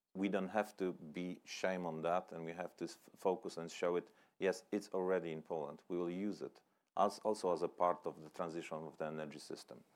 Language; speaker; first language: English; non-native, fluent; Polish